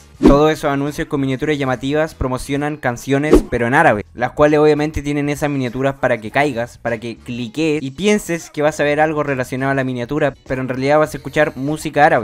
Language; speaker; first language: Spanish; native; Spanish